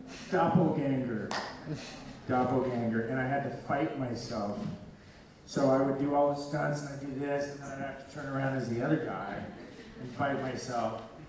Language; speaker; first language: English; native; English